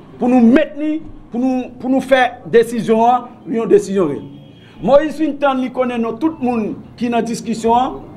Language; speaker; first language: French; non-native, local second language; Haitian Creole